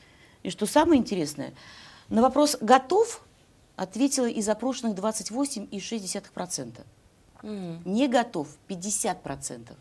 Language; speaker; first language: Russian; native; Russian